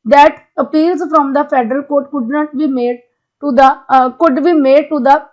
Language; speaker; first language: English; non-native, local second language; Punjabi